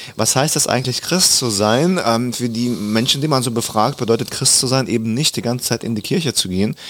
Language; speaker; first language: German; early bilingual, other home language; Russian